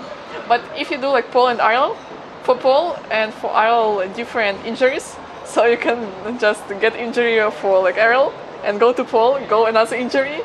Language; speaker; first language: English; non-native, fluent; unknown